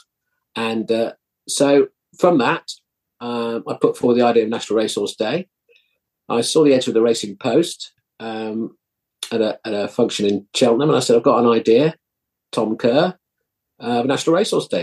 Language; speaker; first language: English; native; English